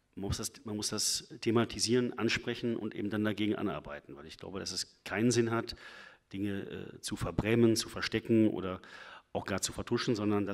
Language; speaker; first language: German; native; German